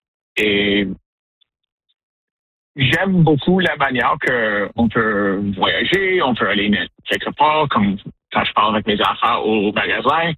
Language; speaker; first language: French; non-native, local second language; English